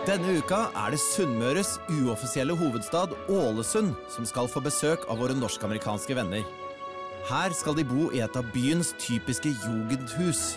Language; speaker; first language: Norwegian; native; Norwegian